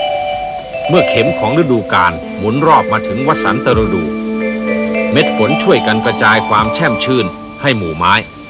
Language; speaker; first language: Thai; native; Thai